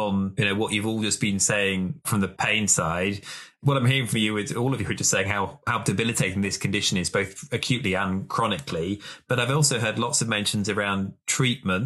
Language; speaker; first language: English; native; English